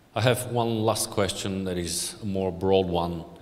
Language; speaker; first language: English; non-native, fluent; Bulgarian